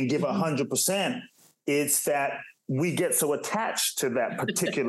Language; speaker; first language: English; native; English